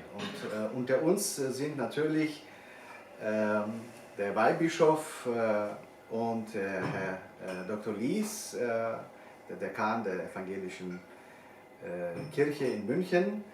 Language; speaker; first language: German; non-native, fluent; Bosnian